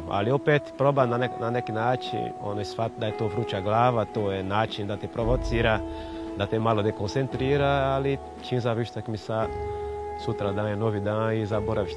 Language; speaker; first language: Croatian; non-native, fluent; Portuguese